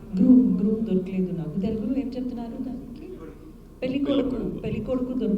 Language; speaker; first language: Telugu; non-native, learner; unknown